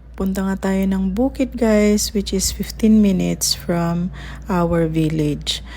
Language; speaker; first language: Filipino; non-native, local second language; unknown